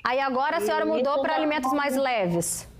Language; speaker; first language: Portuguese; native; Portuguese